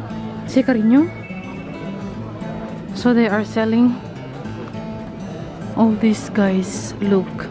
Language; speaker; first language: English; non-native, local second language; Filipino